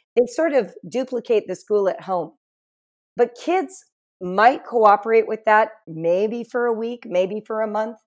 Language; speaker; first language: English; native; English